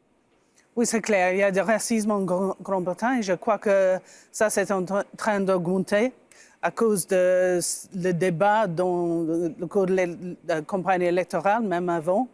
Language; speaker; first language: French; non-native, fluent; English